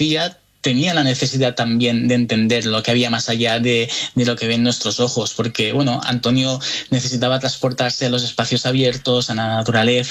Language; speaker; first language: Spanish; native; Spanish